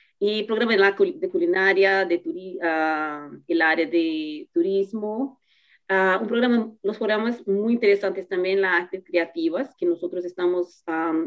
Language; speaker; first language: Spanish; non-native, fluent; Portuguese